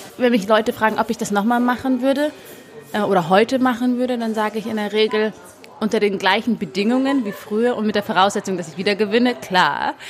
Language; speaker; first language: German; early bilingual, other home language; Amharic